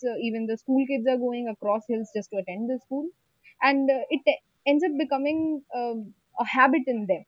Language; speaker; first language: English; non-native, local second language; Hindi